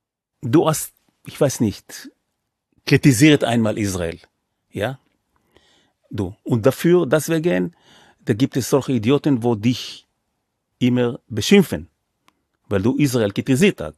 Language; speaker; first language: German; non-native, fluent; Hebrew